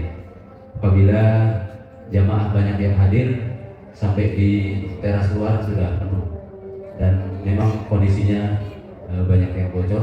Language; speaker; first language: Indonesian; native; Indonesian